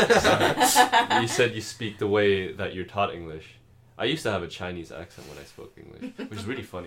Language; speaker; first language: English; non-native, local second language; German